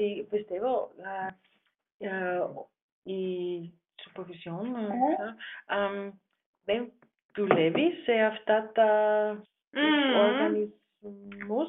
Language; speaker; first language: Greek; non-native, learner; German